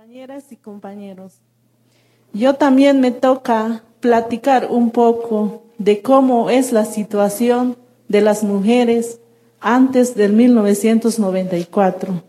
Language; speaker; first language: Spanish; non-native, local second language; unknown